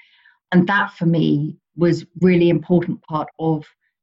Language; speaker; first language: English; native; English